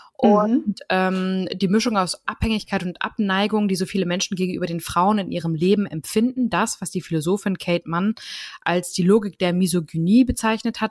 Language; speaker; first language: German; native; German